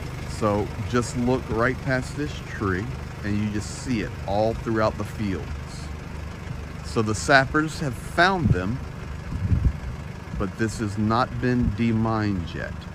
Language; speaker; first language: English; native; English